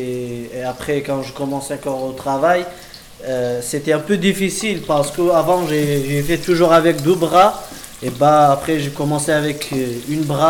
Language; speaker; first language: French; non-native, learner; Kurdish